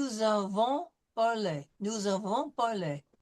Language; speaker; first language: French; non-native, fluent; English